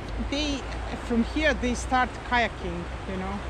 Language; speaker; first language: English; non-native, learner; Serbian